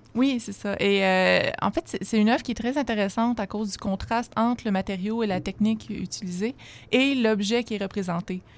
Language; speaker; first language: French; native; French